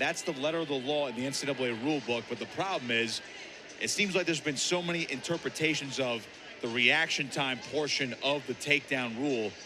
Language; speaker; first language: English; native; English